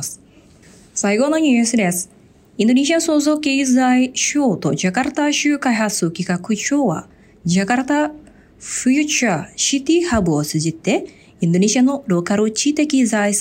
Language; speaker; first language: Japanese; non-native, fluent; Indonesian